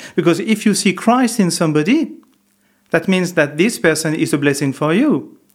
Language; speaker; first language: English; non-native, fluent; French